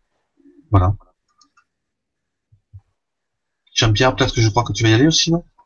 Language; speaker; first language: French; native; French